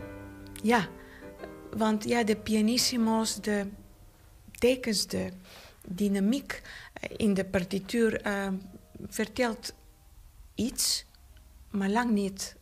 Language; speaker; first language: Dutch; non-native, fluent; Bulgarian